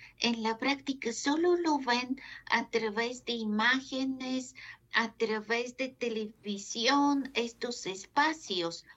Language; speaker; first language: Spanish; non-native, fluent; Bulgarian